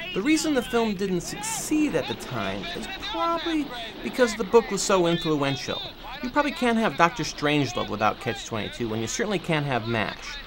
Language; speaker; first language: English; native; English